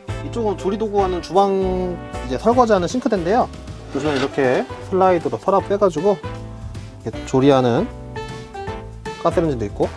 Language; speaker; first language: Korean; native; Korean